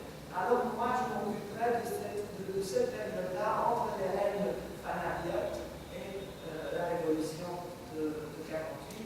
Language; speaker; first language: French; non-native, fluent; Romanian